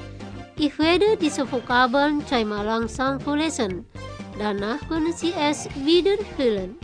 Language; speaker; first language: German; non-native, fluent; Indonesian